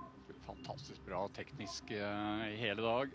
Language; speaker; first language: Norwegian; native; Norwegian